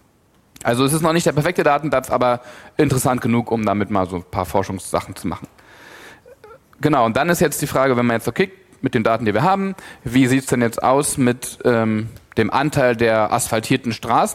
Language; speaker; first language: German; native; German